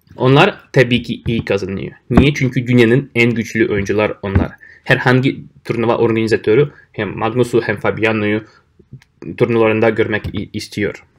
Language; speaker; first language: Turkish; non-native, fluent; Russian